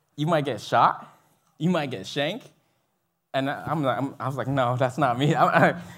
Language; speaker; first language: English; early bilingual, other home language; Vietnamese